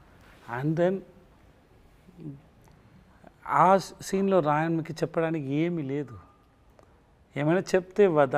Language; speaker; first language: Telugu; non-native, learner; Tamil